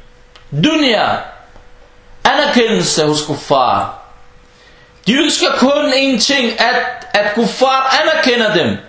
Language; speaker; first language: Danish; early bilingual, other home language; Arabic